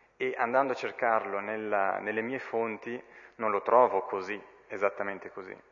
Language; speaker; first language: Italian; early bilingual, other home language; Arabic